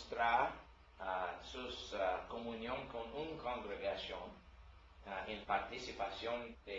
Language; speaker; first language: Spanish; non-native, learner; English